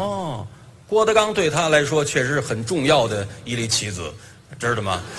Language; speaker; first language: Chinese; native; Chinese